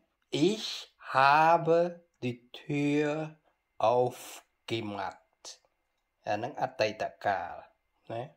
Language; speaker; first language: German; non-native, fluent; Khmer